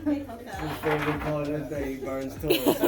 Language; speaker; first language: English; native; English